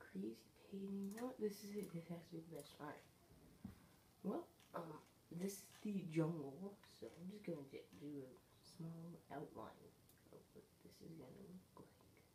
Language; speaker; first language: English; native; English